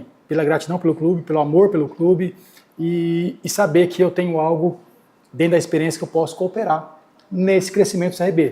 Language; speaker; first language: Portuguese; native; Portuguese